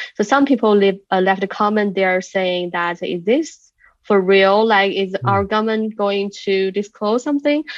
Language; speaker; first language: English; non-native, fluent; Chinese